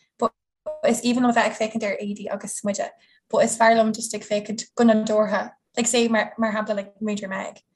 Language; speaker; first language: Irish; non-native, local second language; English